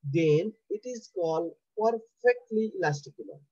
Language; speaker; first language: English; non-native, local second language; Nepali